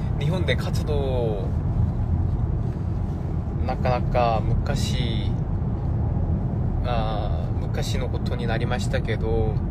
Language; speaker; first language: Japanese; non-native, fluent; Korean